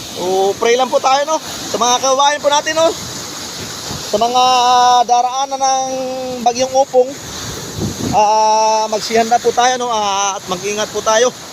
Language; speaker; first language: Filipino; non-native, local second language; Masbatenyo